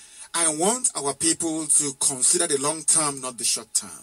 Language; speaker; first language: English; non-native, local second language; Igbo